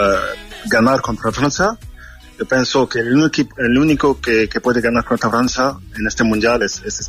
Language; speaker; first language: Spanish; non-native, learner; French